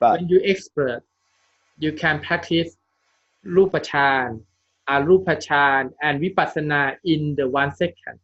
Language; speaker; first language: English; non-native, learner; Thai